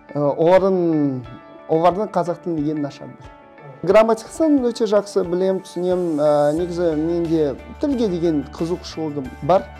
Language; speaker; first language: Kazakh; non-native, local second language; Russian